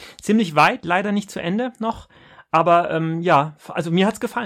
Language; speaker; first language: German; native; German